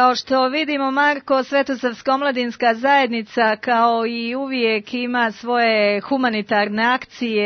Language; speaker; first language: Serbian; native; Serbian